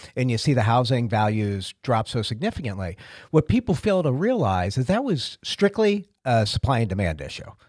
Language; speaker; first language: English; native; English